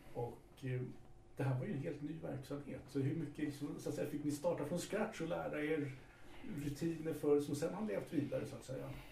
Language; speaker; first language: Swedish; native; Swedish